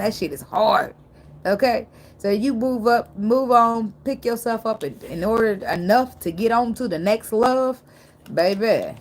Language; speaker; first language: English; native; English